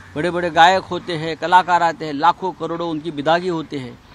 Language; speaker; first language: Hindi; non-native, local second language; Marathi